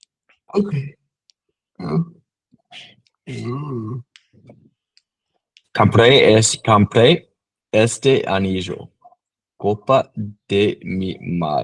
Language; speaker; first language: Spanish; non-native, learner; English